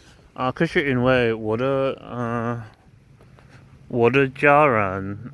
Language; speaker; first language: Chinese; non-native, learner; English